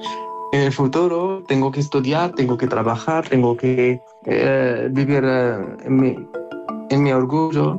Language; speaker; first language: Spanish; non-native, local second language; Arabic